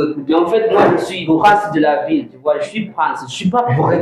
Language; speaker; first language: French; non-native, fluent; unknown